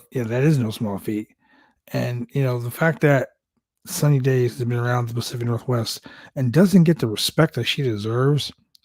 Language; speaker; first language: English; native; English